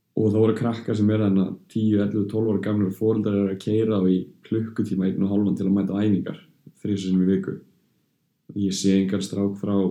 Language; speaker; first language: Icelandic; early bilingual, heritage; Icelandic